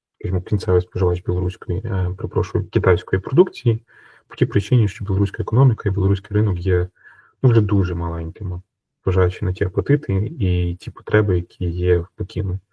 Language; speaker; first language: Ukrainian; native; Ukrainian